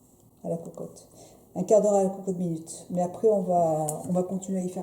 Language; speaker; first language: French; native; French